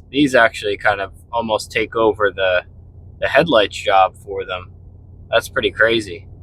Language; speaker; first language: English; native; English